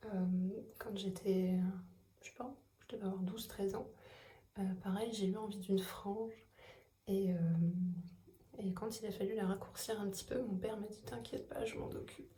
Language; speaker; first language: French; native; French